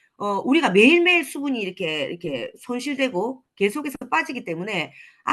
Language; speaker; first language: Korean; native; Korean